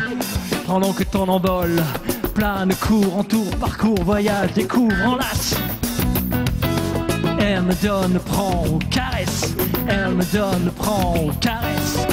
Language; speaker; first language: French; native; French